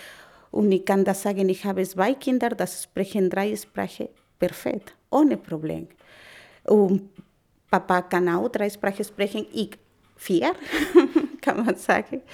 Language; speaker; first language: German; non-native, learner; Spanish